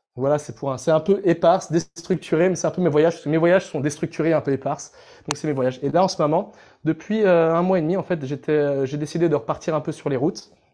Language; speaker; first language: French; native; French